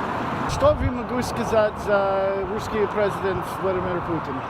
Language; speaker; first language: Russian; non-native, learner; English